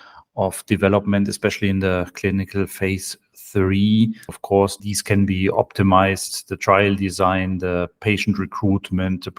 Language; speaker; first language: English; non-native, fluent; German